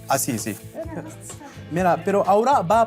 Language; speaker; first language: Spanish; non-native, fluent; Berber languages